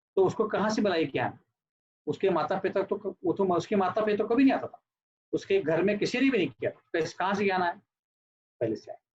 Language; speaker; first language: Hindi; non-native, local second language; Marathi